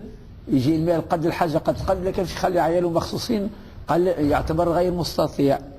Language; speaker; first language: Arabic; native; Arabic